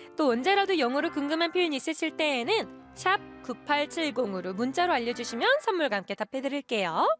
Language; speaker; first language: Korean; native; Korean